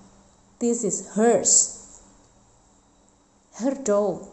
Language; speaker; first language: English; non-native, fluent; Indonesian